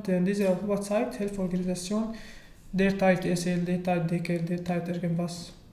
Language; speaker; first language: German; non-native, learner; Arabic